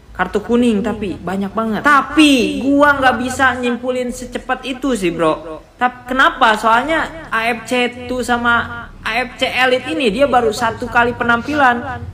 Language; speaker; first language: Indonesian; native; Indonesian